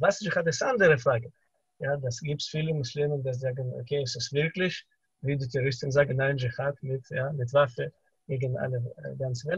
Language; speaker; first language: German; non-native, fluent; Russian